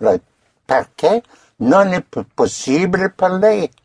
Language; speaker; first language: Italian; non-native, fluent; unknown